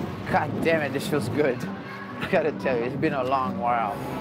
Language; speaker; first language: English; non-native, fluent; Romanian